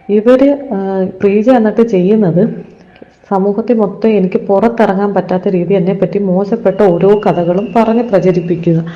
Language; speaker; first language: Malayalam; native; Malayalam